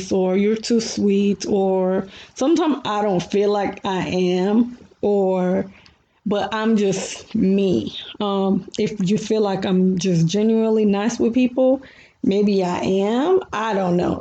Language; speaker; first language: English; early bilingual, other home language; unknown